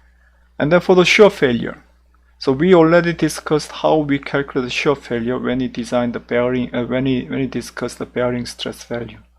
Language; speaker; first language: English; non-native, fluent; Korean